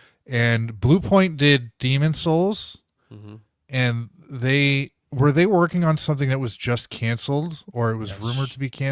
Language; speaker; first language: English; native; English